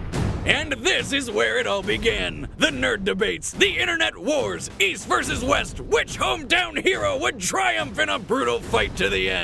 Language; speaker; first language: English; native; English